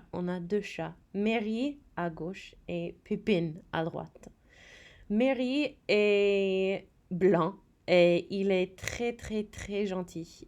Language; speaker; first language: French; non-native, fluent; English